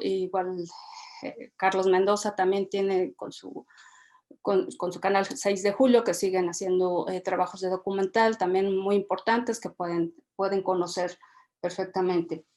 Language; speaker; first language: Spanish; native; Spanish